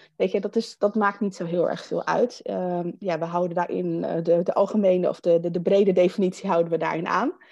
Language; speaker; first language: Dutch; native; Dutch